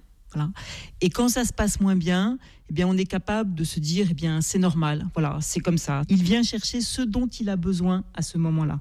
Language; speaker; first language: French; native; French